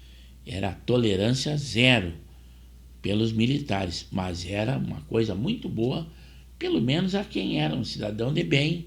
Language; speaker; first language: Portuguese; native; Portuguese